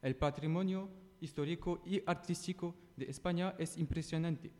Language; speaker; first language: Spanish; non-native, learner; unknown